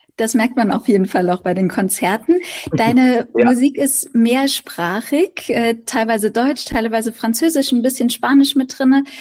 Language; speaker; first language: German; native; German